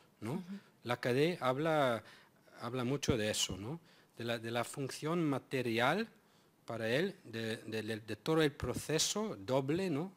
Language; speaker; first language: Spanish; non-native, fluent; English